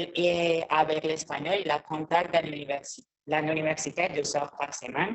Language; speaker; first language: French; non-native, learner; Spanish